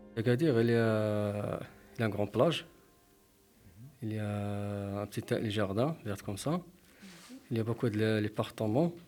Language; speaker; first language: French; non-native, learner; Arabic